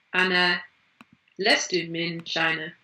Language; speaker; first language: Arabic; non-native, learner; English